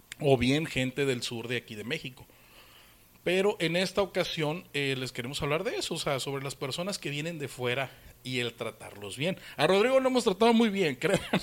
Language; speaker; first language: Spanish; native; Spanish